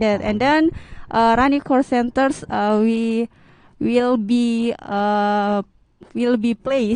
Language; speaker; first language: English; non-native, learner; Indonesian